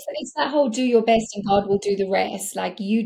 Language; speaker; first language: English; native; English